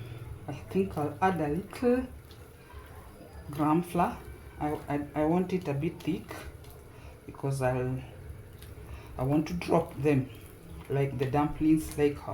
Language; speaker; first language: English; non-native, local second language; Swahili